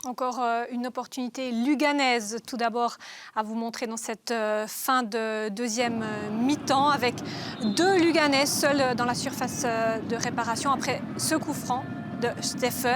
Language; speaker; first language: French; native; French